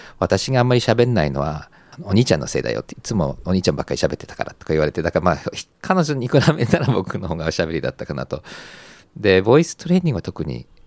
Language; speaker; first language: Japanese; native; Japanese